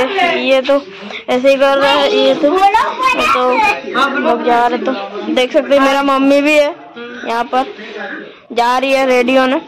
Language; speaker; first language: Hindi; non-native, local second language; Bangla